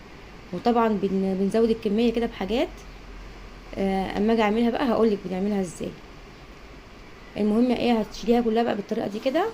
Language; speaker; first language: Arabic; native; Arabic